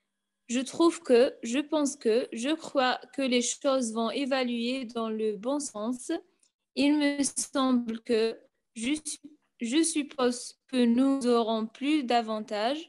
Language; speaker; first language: French; non-native, learner; Arabic